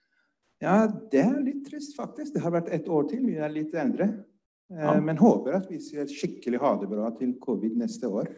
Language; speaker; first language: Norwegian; non-native, fluent; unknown